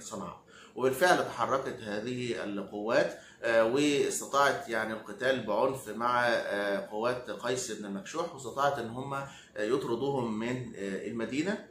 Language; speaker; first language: Arabic; native; Arabic